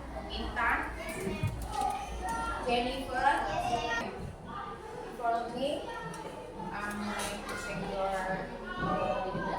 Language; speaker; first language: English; non-native, learner; Indonesian